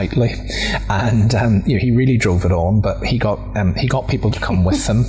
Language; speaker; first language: English; native; English